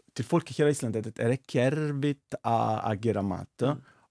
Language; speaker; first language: Icelandic; non-native, learner; Italian